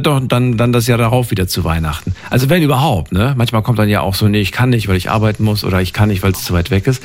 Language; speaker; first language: German; native; German